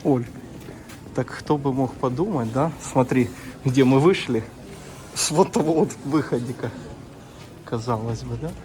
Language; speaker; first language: Russian; non-native, local second language; Ukrainian